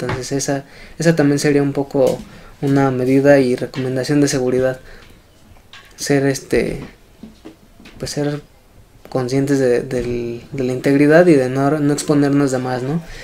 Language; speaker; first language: Spanish; native; Spanish